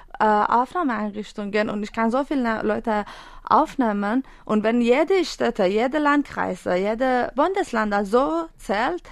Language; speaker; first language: German; non-native, fluent; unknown